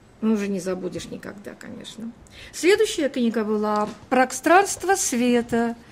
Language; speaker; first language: Russian; native; Russian